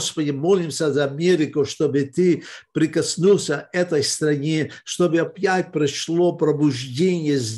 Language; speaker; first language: Russian; early bilingual, heritage; Russian